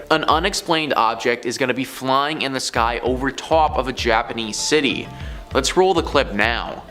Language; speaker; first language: English; native; English